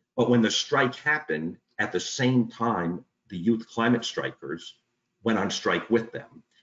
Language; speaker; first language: English; native; English